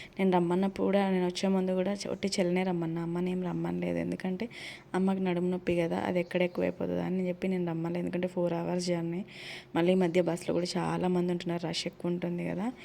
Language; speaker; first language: Telugu; native; Telugu